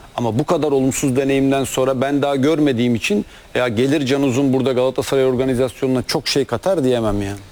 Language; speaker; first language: Turkish; native; Turkish